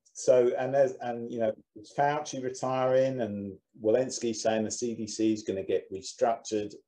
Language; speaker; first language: English; native; English